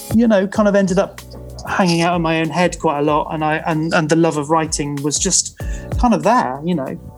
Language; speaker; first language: English; native; English